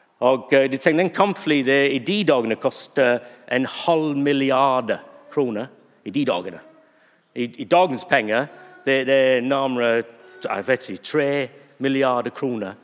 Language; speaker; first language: Norwegian; non-native, fluent; English